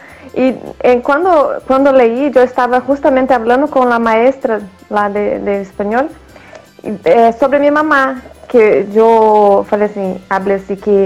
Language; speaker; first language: Spanish; non-native, fluent; Portuguese